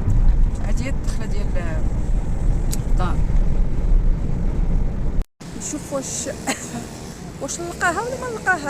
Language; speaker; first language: Arabic; native; Arabic